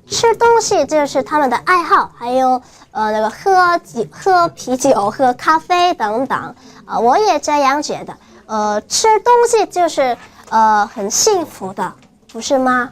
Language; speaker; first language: Chinese; non-native, learner; Korean